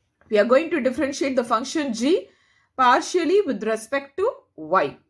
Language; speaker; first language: English; non-native, local second language; Tamil